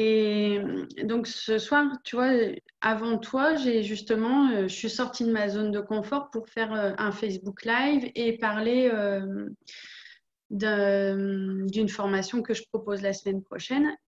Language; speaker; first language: French; native; French